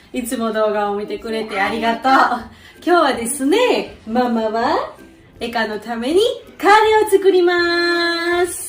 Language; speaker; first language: Japanese; non-native, learner; Georgian